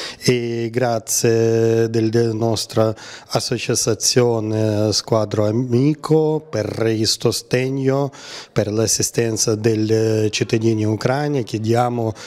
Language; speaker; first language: Italian; non-native, learner; Ukrainian